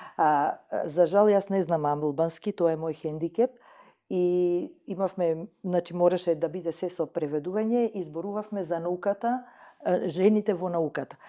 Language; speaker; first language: Macedonian; native; Macedonian